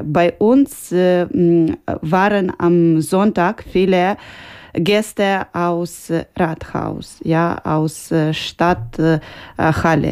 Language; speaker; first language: German; non-native, learner; Ukrainian